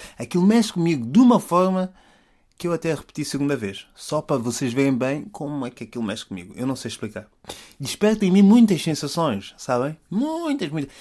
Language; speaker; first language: Portuguese; native; Portuguese